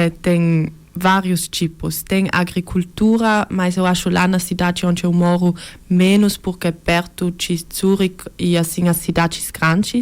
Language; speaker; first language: Portuguese; early bilingual, heritage; Portuguese